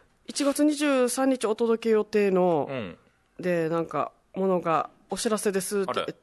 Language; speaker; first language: Japanese; native; Japanese